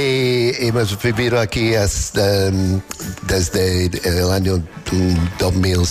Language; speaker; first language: Spanish; non-native, learner; English